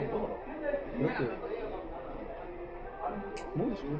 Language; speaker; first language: Korean; non-native, learner; Bangla